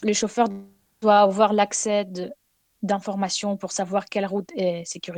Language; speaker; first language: French; non-native, fluent; Ukrainian